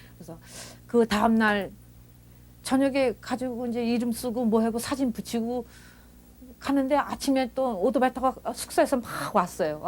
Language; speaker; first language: Korean; early bilingual, heritage; Korean